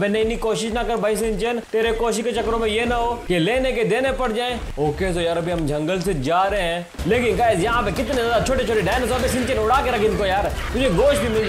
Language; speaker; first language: Hindi; native; Hindi